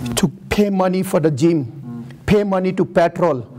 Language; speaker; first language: English; non-native, local second language; Gujarati